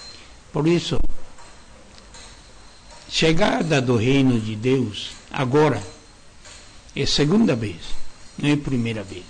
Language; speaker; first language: Portuguese; non-native, learner; Japanese